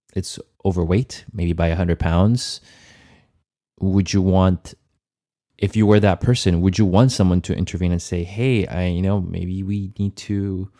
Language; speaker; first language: English; non-native, fluent; Portuguese